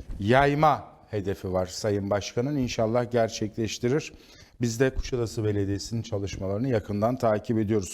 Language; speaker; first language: Turkish; native; Turkish